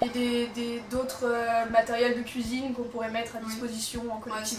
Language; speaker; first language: French; native; French